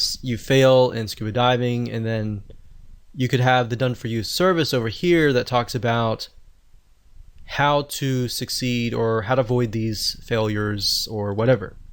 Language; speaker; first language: English; native; English